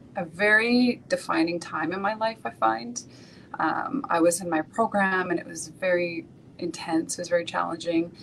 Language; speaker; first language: English; native; English